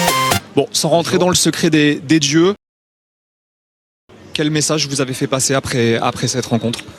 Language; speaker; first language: French; native; French